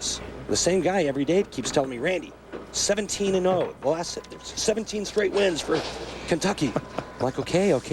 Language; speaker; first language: English; native; English